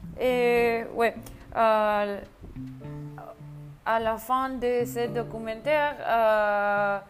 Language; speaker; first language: French; non-native, learner; Spanish